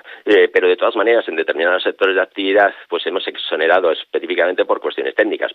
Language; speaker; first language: Spanish; native; Spanish